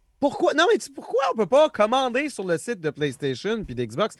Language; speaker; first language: French; native; French